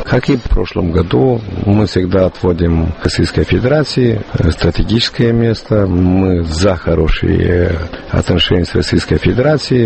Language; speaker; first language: Russian; non-native, local second language; Romanian